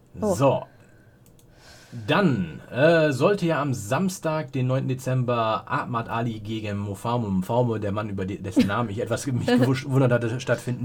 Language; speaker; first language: German; native; German